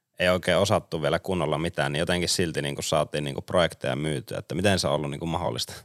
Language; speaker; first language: Finnish; native; Finnish